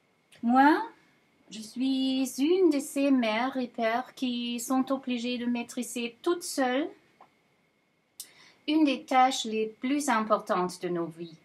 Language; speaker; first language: French; non-native, fluent; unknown